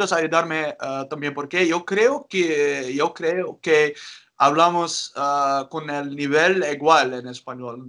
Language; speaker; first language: Spanish; non-native, learner; Dutch